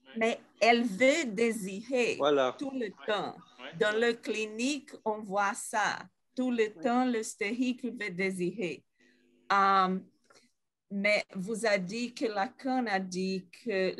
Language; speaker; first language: French; non-native, fluent; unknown